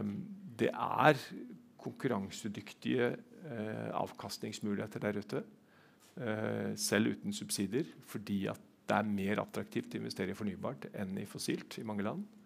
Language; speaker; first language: Norwegian; native; Norwegian